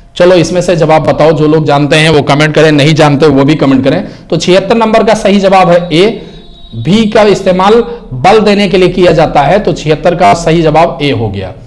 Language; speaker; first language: Hindi; native; Hindi